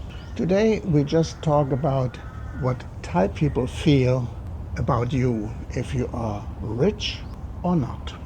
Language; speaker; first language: English; non-native, fluent; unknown